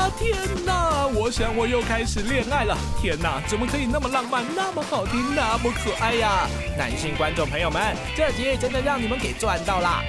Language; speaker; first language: Chinese; native; Chinese